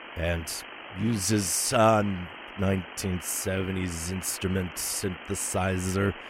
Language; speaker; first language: English; native; English